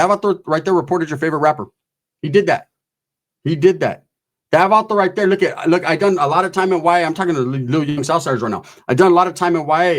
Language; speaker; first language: English; native; English